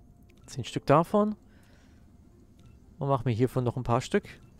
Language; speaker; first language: German; native; German